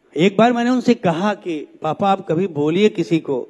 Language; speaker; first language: Hindi; native; Hindi